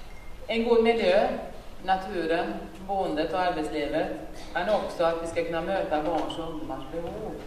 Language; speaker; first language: Swedish; native; Swedish